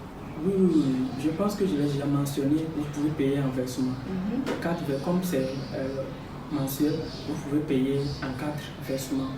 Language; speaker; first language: French; non-native, fluent; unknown